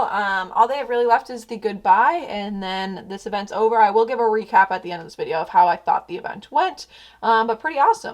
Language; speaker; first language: English; native; English